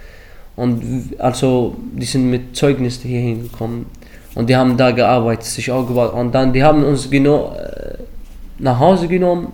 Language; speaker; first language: German; early bilingual, other home language; Arabic